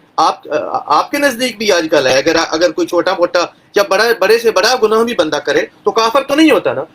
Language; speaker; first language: Urdu; non-native, local second language; Punjabi